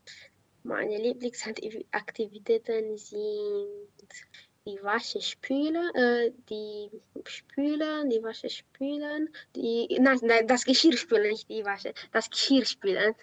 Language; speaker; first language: German; non-native, learner; Romanian